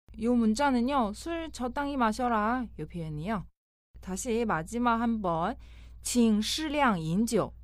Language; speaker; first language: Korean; non-native, fluent; Chinese